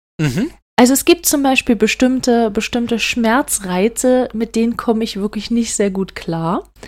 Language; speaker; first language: German; native; German